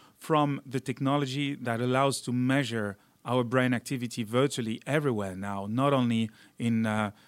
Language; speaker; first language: English; non-native, fluent; French